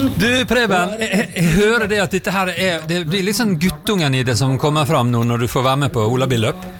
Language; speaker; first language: Norwegian; native; Norwegian